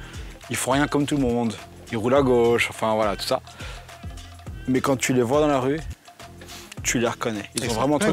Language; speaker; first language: French; native; French